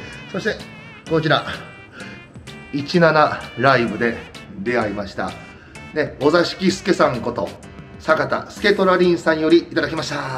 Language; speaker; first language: Japanese; native; Japanese